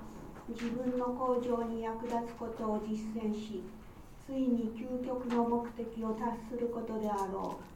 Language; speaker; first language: Japanese; native; Japanese